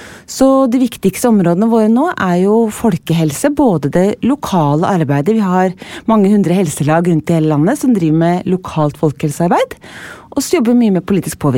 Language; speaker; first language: Norwegian; native; Norwegian